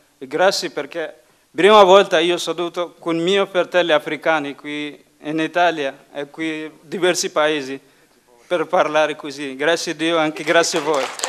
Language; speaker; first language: Italian; non-native, learner; Masai